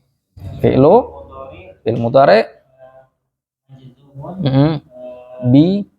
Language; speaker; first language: Arabic; non-native, fluent; Indonesian